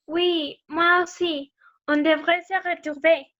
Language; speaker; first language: French; non-native, learner; Spanish